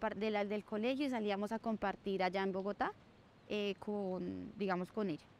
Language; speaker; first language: Spanish; native; Spanish